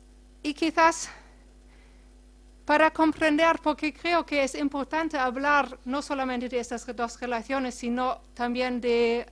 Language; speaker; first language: Spanish; non-native, fluent; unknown